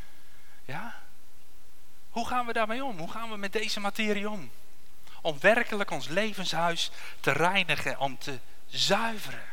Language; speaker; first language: Dutch; native; Dutch